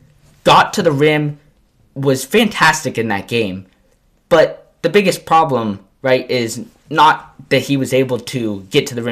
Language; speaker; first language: English; native; English